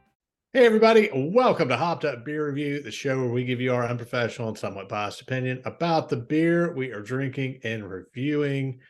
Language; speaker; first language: English; native; English